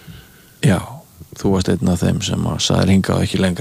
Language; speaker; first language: Icelandic; native; Icelandic